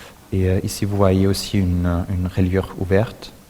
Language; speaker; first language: French; non-native, fluent; German